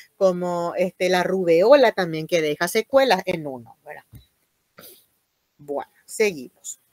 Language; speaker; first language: Spanish; native; Spanish